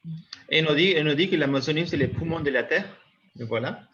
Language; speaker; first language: French; non-native, learner; Spanish